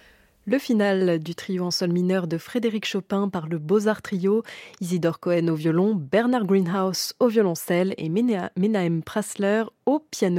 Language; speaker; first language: French; native; French